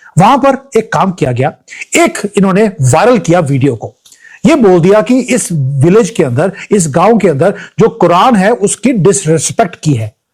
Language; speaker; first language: Hindi; native; Hindi